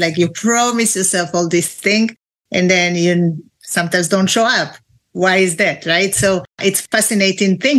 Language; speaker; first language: English; non-native, fluent; Hebrew